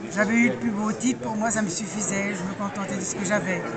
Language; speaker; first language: French; native; French